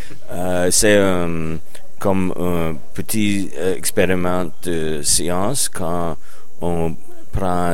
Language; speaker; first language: French; non-native, learner; English